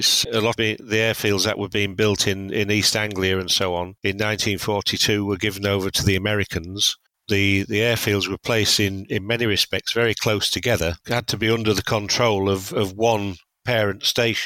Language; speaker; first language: English; native; English